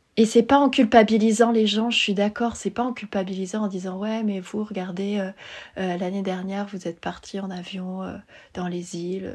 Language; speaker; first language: French; native; French